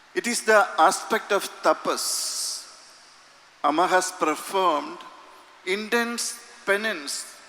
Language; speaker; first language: English; non-native, local second language; Malayalam